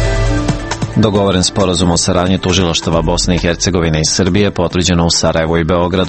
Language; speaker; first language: Serbian; native; Serbian